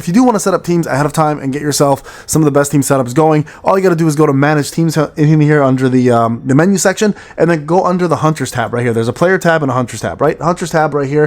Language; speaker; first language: English; native; English